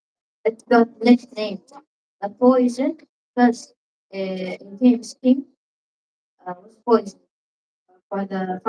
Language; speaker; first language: English; non-native, learner; Arabic